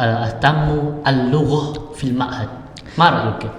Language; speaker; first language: Arabic; non-native, learner; Indonesian